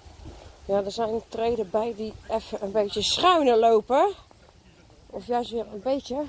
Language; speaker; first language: Dutch; native; Dutch